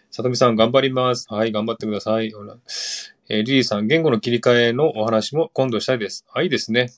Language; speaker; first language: Japanese; non-native, fluent; Korean